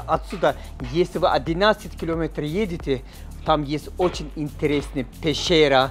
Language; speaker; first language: Russian; non-native, fluent; Turkish